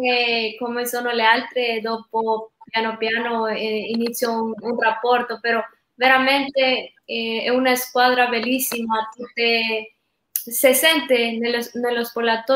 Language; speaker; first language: Italian; non-native, learner; Spanish